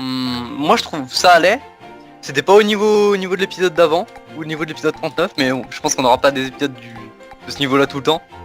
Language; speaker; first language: French; native; French